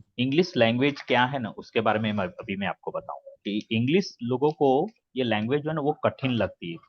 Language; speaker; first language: Hindi; native; Hindi